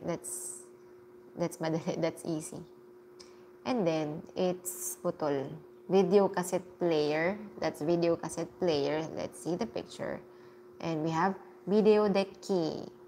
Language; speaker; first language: English; non-native, local second language; Filipino